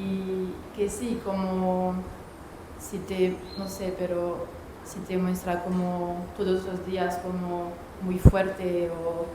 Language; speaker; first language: Spanish; non-native, learner; French